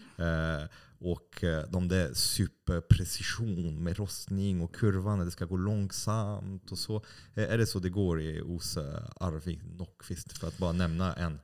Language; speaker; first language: Swedish; non-native, fluent; French